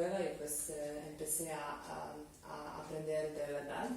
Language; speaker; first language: Spanish; non-native, fluent; Serbian